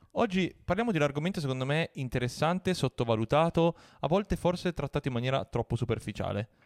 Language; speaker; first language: Italian; native; Italian